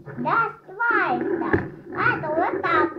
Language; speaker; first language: Russian; native; Russian